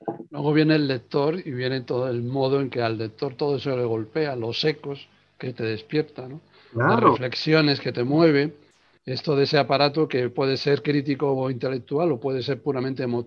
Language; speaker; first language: Spanish; native; Spanish